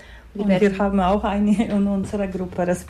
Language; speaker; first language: German; non-native, learner; Polish